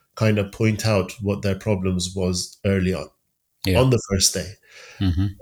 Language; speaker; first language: English; early bilingual, other home language; Persian